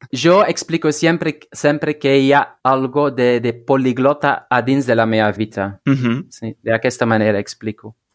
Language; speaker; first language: Catalan; non-native, learner; Dutch